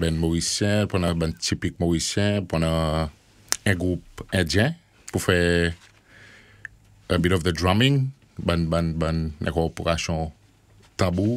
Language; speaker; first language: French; non-native, learner; Morisyen